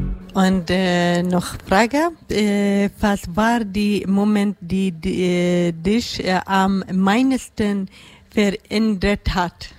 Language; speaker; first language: German; non-native, learner; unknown